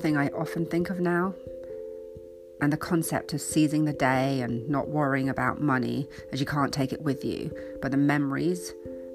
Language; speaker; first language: English; native; English